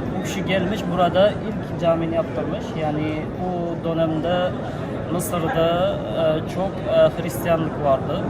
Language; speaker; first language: Turkish; non-native, learner; Uzbek